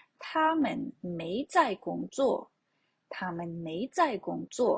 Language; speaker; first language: Chinese; non-native, fluent; Ukrainian